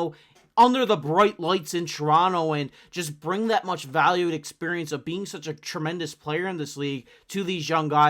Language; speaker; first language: English; native; English